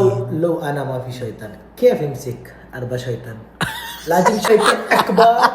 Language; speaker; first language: Arabic; non-native, learner; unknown